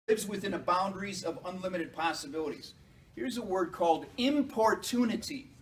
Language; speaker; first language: English; native; English